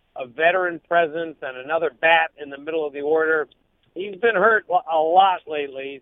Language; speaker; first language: English; native; English